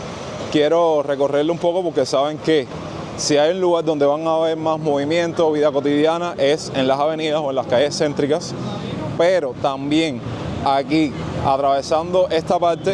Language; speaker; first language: Spanish; native; Spanish